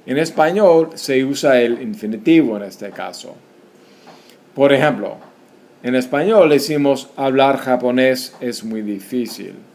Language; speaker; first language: Spanish; non-native, fluent; English